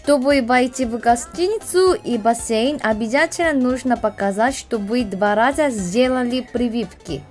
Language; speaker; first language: Russian; non-native, fluent; Korean